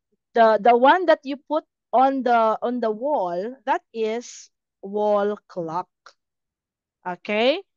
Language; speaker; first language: English; non-native, fluent; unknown